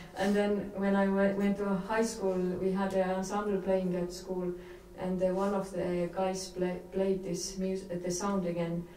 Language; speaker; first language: English; non-native, fluent; Estonian